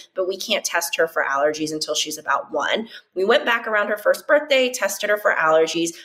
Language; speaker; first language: English; native; English